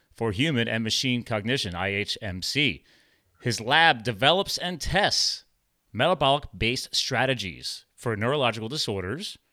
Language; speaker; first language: English; native; English